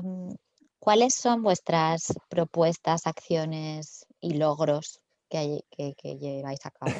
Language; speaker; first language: Spanish; native; Spanish